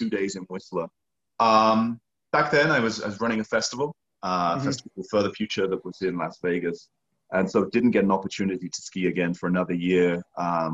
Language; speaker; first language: English; native; English